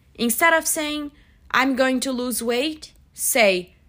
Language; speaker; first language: English; non-native, fluent; Portuguese